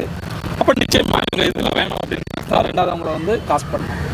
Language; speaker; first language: Tamil; native; Tamil